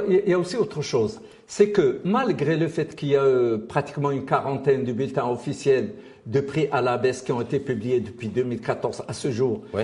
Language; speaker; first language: French; non-native, local second language; Arabic